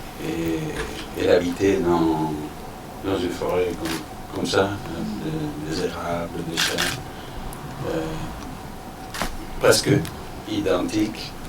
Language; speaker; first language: French; non-native, fluent; Danish